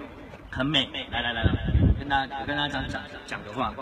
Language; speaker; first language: Chinese; native; Chinese